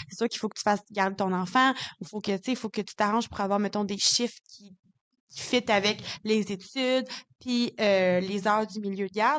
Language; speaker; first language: French; native; French